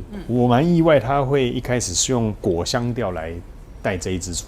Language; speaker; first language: Chinese; native; Chinese